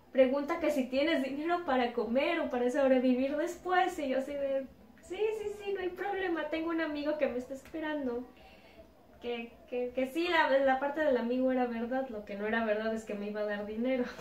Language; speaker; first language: Spanish; native; Spanish